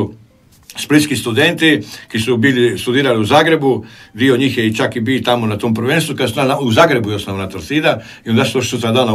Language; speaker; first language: Croatian; native; Croatian